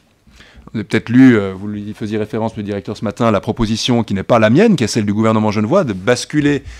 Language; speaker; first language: French; native; French